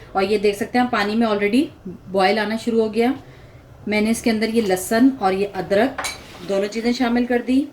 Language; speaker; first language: Urdu; native; Urdu